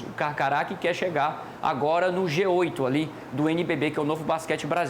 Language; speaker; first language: Portuguese; native; Portuguese